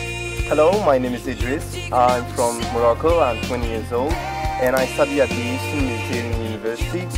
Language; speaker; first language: English; non-native, fluent; Arabic